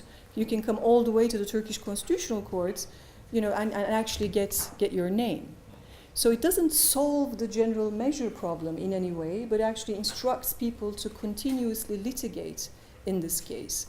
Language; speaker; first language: English; non-native, fluent; Turkish